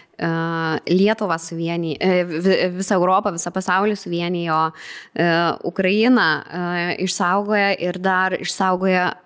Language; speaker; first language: Lithuanian; native; Lithuanian